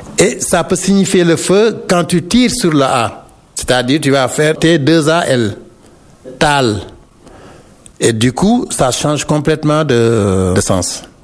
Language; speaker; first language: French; non-native, local second language; Wolof